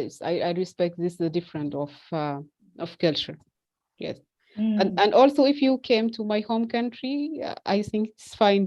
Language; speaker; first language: English; non-native, fluent; Arabic